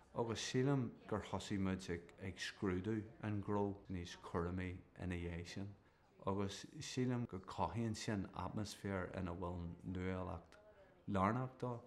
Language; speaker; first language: Irish; non-native, local second language; English